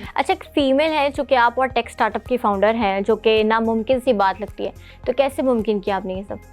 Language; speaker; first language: Urdu; native; Urdu